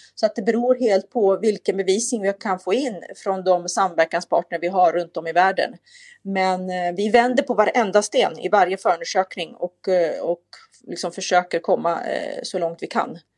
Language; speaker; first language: Swedish; native; Swedish